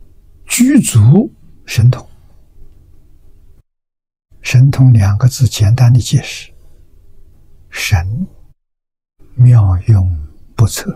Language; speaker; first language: Chinese; native; Chinese